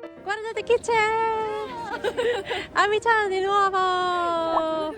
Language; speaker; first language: Italian; non-native, fluent; Japanese